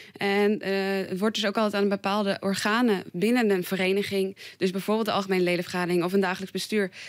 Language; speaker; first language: Dutch; native; Dutch